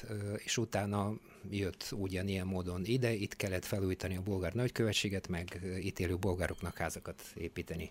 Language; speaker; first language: Hungarian; non-native, fluent; Bulgarian